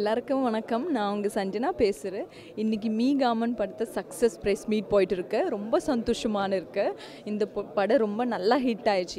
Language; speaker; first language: Tamil; non-native, learner; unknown